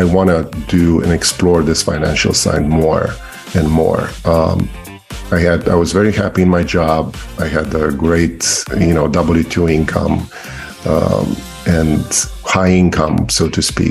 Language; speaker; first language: English; non-native, fluent; Romanian